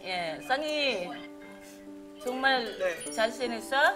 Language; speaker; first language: Korean; non-native, learner; Filipino